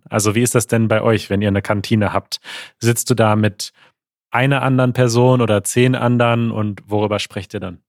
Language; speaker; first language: German; native; German